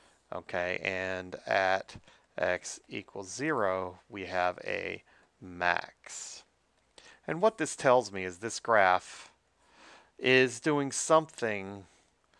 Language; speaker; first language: English; native; English